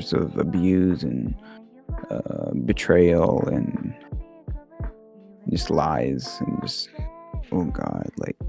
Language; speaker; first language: English; early bilingual, other home language; Arabic